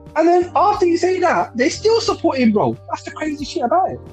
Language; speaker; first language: English; native; English